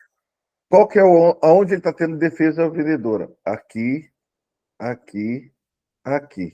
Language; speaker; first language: Portuguese; native; Portuguese